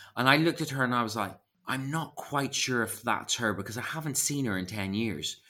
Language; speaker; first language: English; native; English